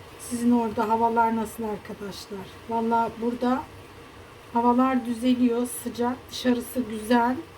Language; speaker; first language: Turkish; native; Turkish